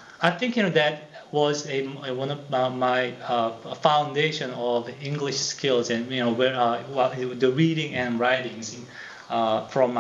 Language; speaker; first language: English; non-native, fluent; Korean